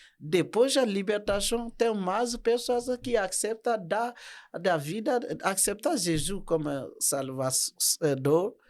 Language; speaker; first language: Portuguese; non-native, learner; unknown